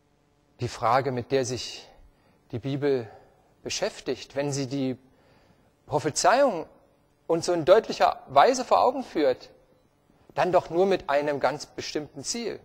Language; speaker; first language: German; native; German